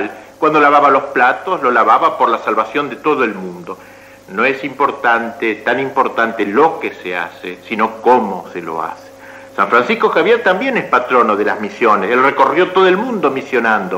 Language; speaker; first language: Spanish; native; Spanish